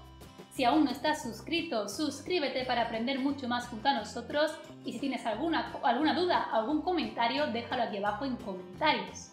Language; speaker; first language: Spanish; native; Spanish